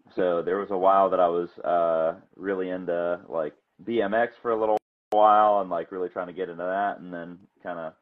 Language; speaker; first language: English; native; English